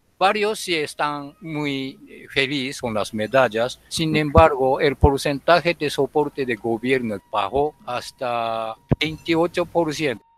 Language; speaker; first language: Spanish; non-native, fluent; Japanese